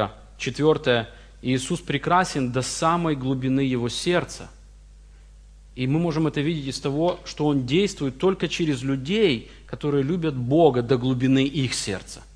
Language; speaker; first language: Russian; native; Russian